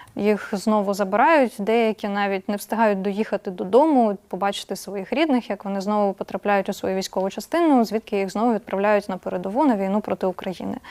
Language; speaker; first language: Ukrainian; native; Ukrainian